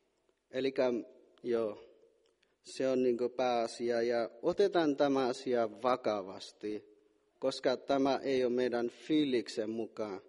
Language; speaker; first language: Finnish; non-native, fluent; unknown